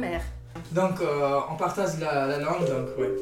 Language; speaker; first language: French; non-native, learner; Urdu